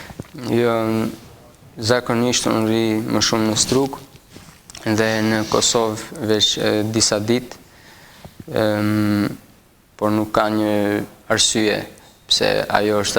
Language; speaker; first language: Albanian; early bilingual, heritage; Albanian